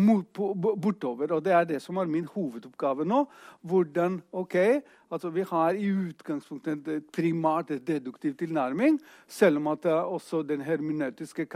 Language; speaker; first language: Norwegian; non-native, fluent; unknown